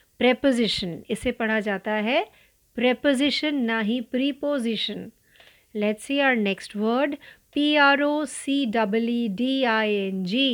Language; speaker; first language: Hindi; non-native, local second language; Marathi